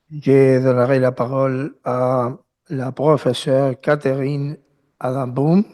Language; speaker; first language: French; non-native, learner; Spanish